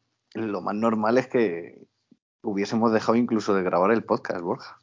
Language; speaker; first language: Spanish; native; Spanish